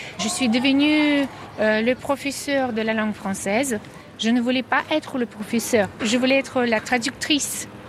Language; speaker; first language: French; non-native, fluent; Russian